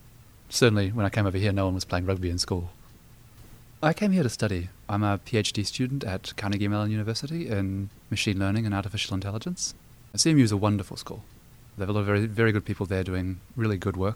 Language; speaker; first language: English; native; English